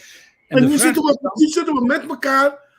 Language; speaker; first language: Dutch; non-native, local second language; Papiamento